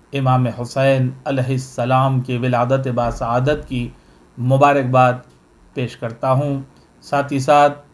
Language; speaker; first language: Urdu; native; Urdu